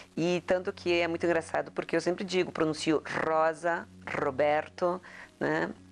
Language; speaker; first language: Portuguese; early bilingual, other home language; Spanish